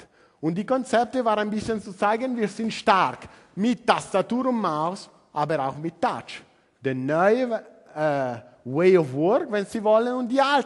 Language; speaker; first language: German; non-native, learner; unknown